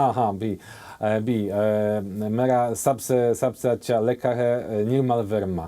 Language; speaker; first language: Hindi; non-native, fluent; Polish